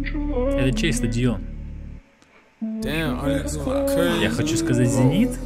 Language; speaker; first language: Russian; non-native, fluent; English